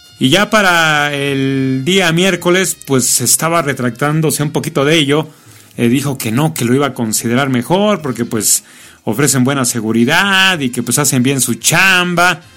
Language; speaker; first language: Spanish; native; Spanish